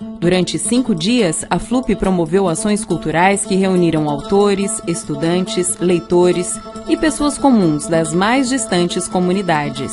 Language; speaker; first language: Portuguese; native; Portuguese